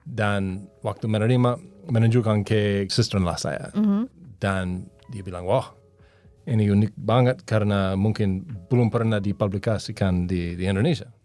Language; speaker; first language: Indonesian; non-native, learner; English